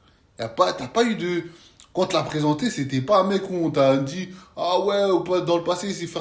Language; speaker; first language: French; native; French